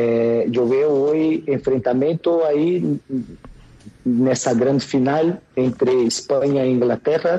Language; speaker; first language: Spanish; non-native, fluent; Portuguese